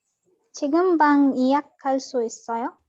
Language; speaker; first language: Korean; non-native, learner; Arabic